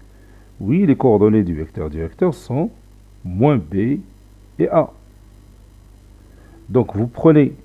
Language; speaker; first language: French; non-native, local second language; Arabic